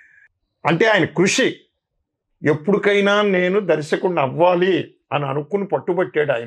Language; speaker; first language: Telugu; native; Telugu